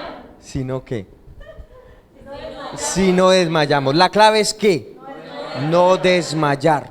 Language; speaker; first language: Spanish; native; Spanish